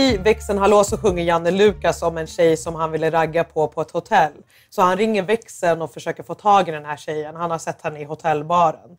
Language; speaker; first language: Swedish; early bilingual, other home language; English